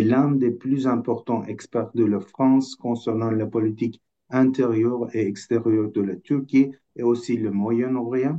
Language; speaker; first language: French; non-native, fluent; Turkish